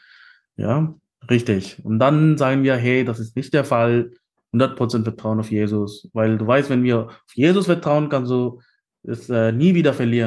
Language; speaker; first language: German; non-native, learner; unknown